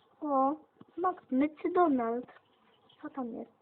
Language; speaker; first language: Polish; native; Polish